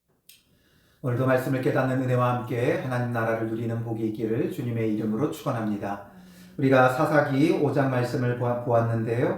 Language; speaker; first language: Korean; native; Korean